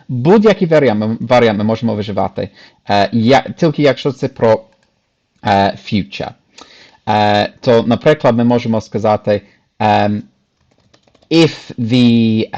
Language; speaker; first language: Ukrainian; non-native, fluent; English